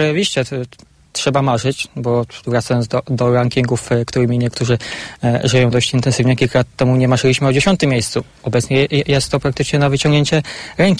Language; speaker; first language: Polish; native; Polish